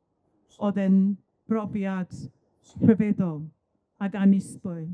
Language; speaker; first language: Welsh; native; Welsh